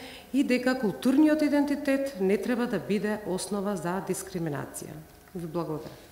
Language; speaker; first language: Macedonian; native; Macedonian